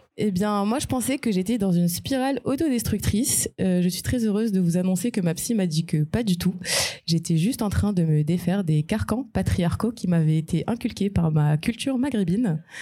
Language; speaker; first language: French; non-native, local second language; Arabic